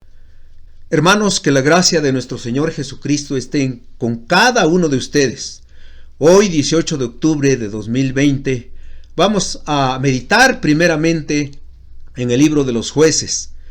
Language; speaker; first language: Spanish; native; Spanish